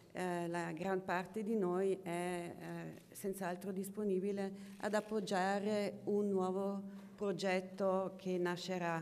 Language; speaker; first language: Italian; non-native, local second language; German